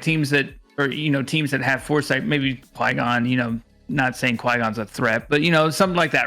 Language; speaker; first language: English; native; English